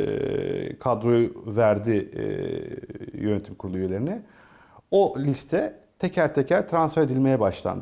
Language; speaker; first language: Turkish; native; Turkish